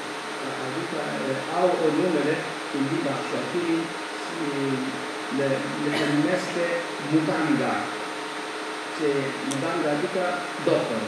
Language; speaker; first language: Romanian; non-native, learner; Greek